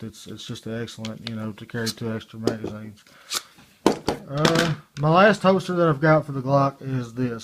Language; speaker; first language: English; native; English